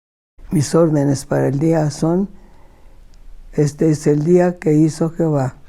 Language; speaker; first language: Spanish; native; Spanish